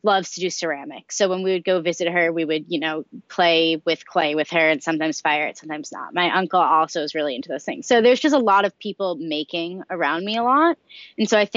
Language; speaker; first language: English; native; English